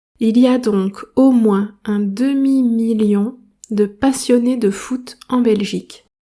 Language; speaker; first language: French; native; French